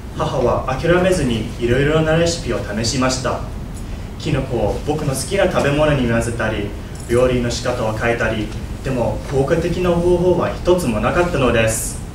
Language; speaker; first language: Japanese; non-native, fluent; Chinese